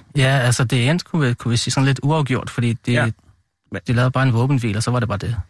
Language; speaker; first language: Danish; early bilingual, other home language; Arabic